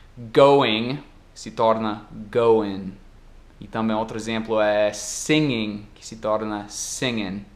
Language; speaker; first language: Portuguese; non-native, fluent; English